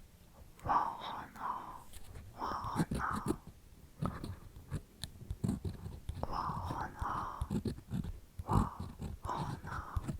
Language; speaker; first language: Chinese; non-native, learner; Korean